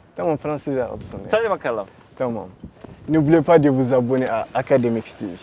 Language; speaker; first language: Turkish; non-native, learner; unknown